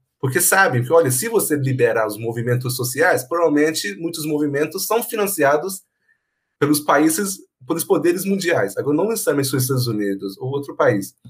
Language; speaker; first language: Portuguese; non-native, fluent; Persian